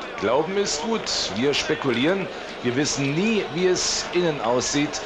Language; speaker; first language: German; native; German